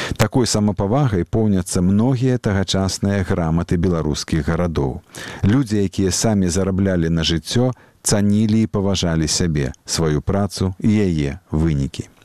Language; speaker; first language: Belarusian; native; Belarusian